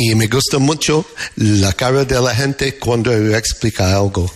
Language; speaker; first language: Spanish; non-native, fluent; English